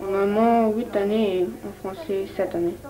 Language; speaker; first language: French; non-native, local second language; Luxembourgish